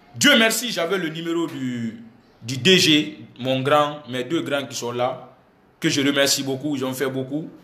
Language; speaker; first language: French; non-native, local second language; Susu